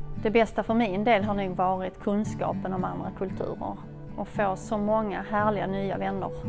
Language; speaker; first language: Swedish; native; Swedish